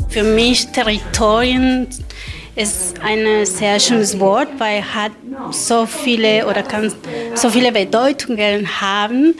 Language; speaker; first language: German; non-native, learner; Spanish